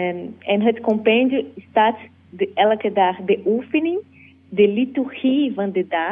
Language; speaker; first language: Dutch; non-native, learner; Portuguese